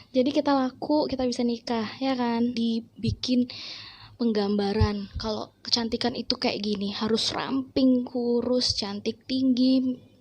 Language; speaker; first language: Indonesian; native; Indonesian